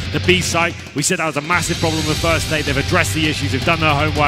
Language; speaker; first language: English; native; English